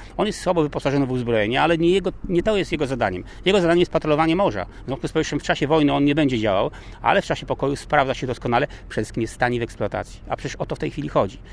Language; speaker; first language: Polish; native; Polish